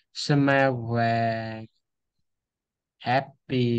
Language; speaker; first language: English; non-native, learner; Vietnamese